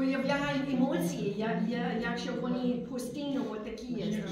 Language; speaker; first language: Ukrainian; non-native, learner; English